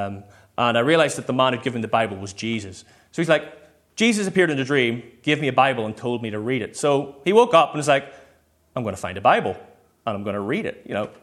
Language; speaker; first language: English; native; English